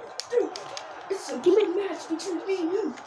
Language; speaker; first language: English; native; English